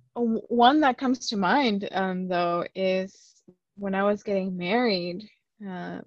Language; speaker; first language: English; early bilingual, other home language; Spanish